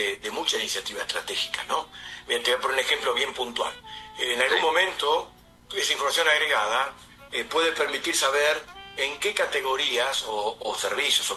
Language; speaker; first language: Spanish; native; Spanish